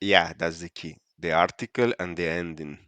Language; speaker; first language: English; non-native, fluent; Spanish